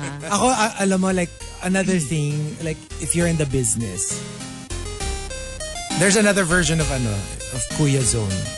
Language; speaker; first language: English; non-native, local second language; Filipino